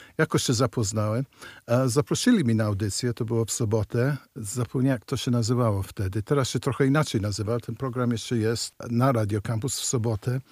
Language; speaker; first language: Polish; early bilingual, heritage; Polish